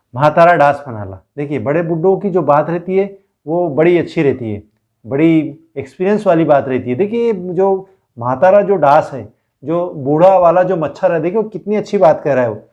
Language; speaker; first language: Hindi; non-native, local second language; Marathi